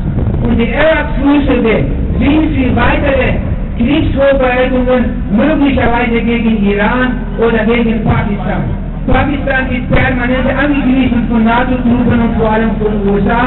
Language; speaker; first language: German; non-native, fluent; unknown